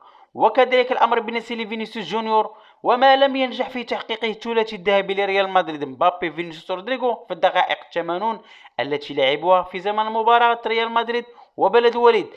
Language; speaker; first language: Arabic; native; Arabic